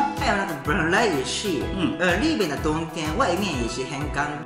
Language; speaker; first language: Chinese; non-native, fluent; Japanese